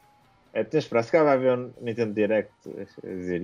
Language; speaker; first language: Portuguese; native; Portuguese